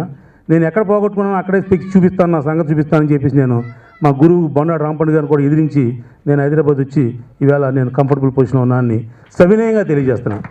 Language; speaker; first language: Telugu; native; Telugu